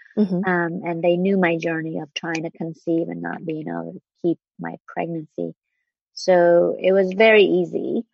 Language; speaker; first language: English; non-native, fluent; Vietnamese